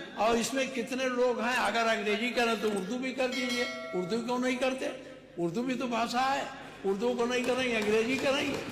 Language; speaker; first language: Hindi; native; Hindi